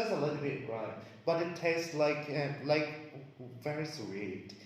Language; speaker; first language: English; non-native, learner; Thai